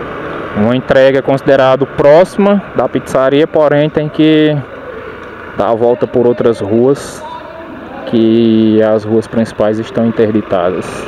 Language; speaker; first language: Portuguese; native; Portuguese